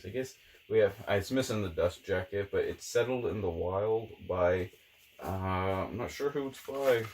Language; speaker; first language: English; native; English